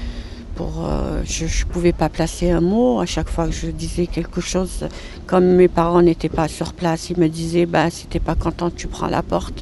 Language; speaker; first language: French; non-native, local second language; Arabic